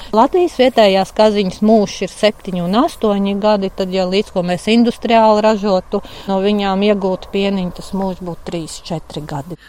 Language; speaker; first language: Latvian; native; Latvian